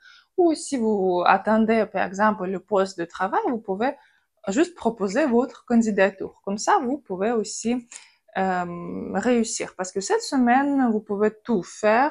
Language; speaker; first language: French; non-native, fluent; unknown